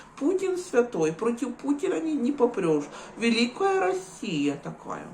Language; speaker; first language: Ukrainian; native; Ukrainian